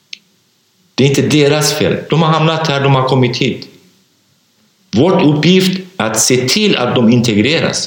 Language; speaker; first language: Swedish; non-native, fluent; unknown